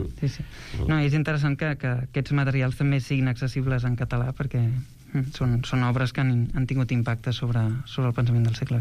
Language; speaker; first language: Catalan; native; Catalan